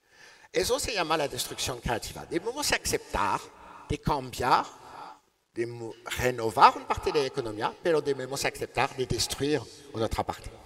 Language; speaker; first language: Spanish; non-native, learner; French